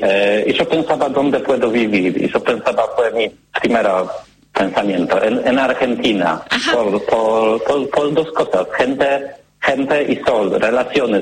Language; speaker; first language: Spanish; non-native, learner; Polish